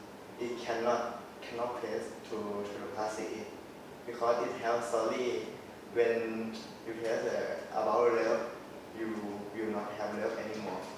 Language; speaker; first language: English; non-native, learner; Thai